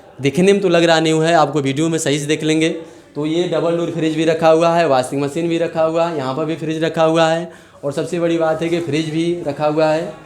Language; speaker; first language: Hindi; native; Hindi